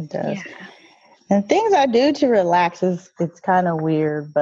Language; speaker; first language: English; native; English